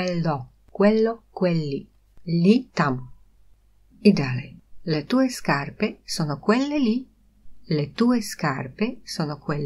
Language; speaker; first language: Italian; non-native, fluent; Polish